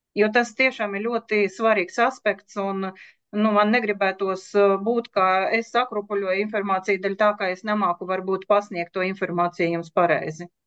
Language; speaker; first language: Latvian; non-native, local second language; Russian